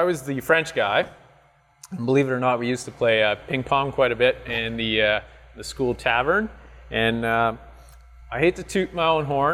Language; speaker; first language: English; non-native, fluent; French